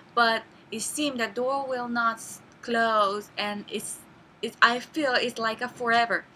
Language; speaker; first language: English; non-native, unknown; Japanese